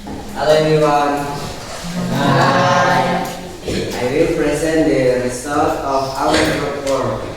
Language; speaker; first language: English; non-native, learner; Indonesian